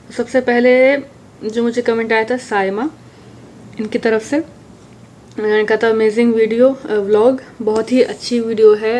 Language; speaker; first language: Urdu; early bilingual, heritage; Urdu